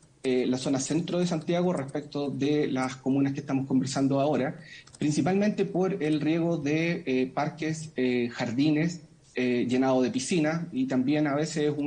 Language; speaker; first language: Spanish; native; Spanish